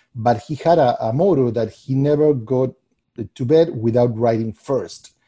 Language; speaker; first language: English; non-native, fluent; Spanish